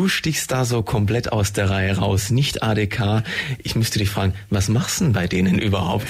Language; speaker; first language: German; native; German